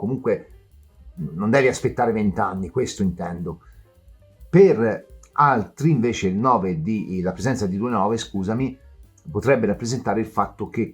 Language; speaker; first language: Italian; native; Italian